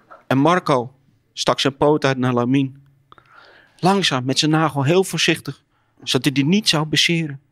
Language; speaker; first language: Dutch; native; Dutch